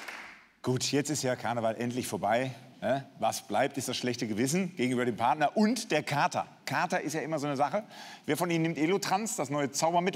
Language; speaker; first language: German; native; German